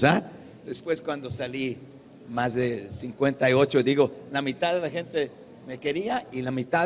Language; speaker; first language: Spanish; early bilingual, heritage; English